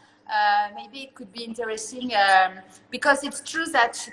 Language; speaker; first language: English; non-native, learner; French